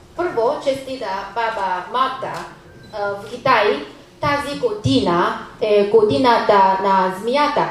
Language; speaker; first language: Bulgarian; non-native, learner; Chinese